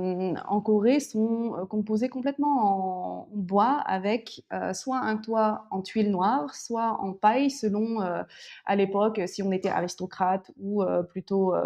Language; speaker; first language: French; early bilingual, other home language; Korean